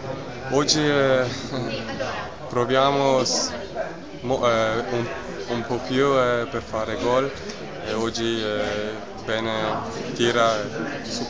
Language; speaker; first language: Italian; non-native, learner; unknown